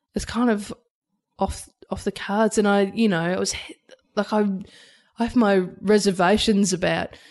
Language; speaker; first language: English; native; English